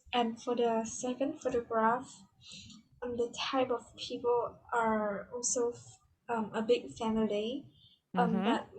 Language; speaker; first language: English; non-native, learner; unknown